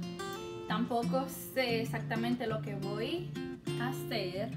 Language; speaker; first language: Spanish; early bilingual, heritage; Spanish